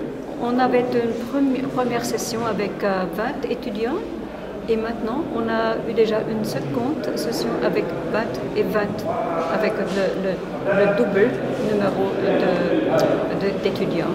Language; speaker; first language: French; non-native, fluent; Spanish